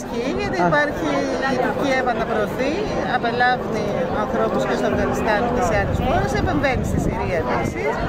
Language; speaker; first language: Greek; native; Greek